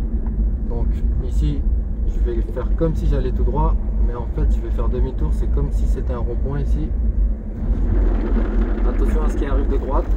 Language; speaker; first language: French; native; French